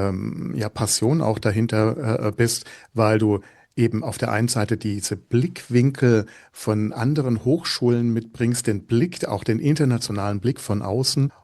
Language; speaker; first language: German; native; German